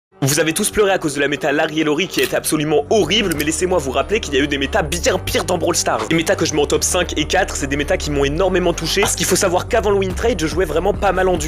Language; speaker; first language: French; native; French